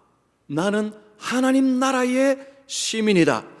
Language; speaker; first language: Korean; native; Korean